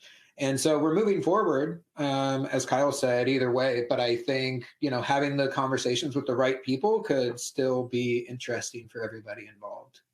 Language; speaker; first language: English; native; English